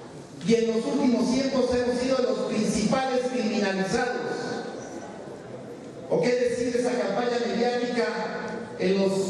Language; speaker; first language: Spanish; native; Spanish